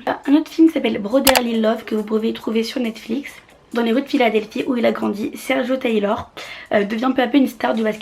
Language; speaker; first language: French; native; French